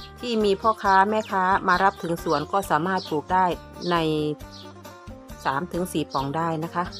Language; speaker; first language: Thai; native; Thai